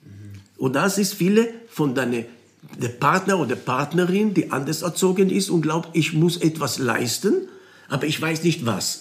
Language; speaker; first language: German; non-native, fluent; Hebrew